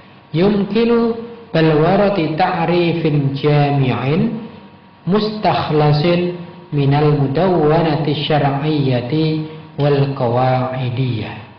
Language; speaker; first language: Arabic; non-native, fluent; Indonesian